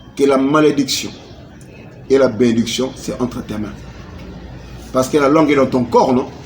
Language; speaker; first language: French; non-native, local second language; Lingala